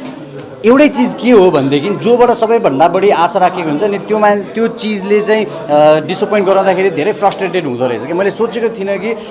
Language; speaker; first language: Nepali; native; Nepali